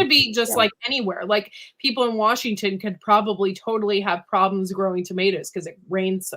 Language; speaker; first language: English; native; English